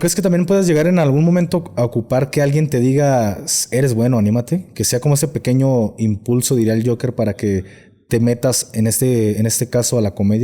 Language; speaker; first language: Spanish; native; Spanish